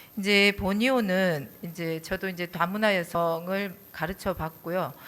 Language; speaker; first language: Korean; native; Korean